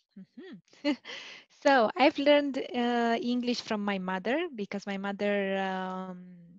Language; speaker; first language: English; non-native, fluent; Romanian